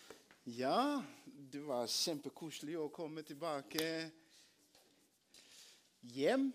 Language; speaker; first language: Norwegian; non-native, fluent; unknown